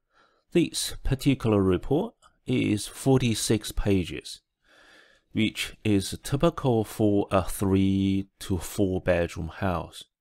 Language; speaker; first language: English; non-native, fluent; Chinese